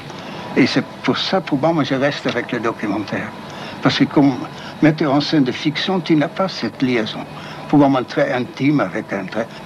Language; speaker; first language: French; non-native, fluent; Dutch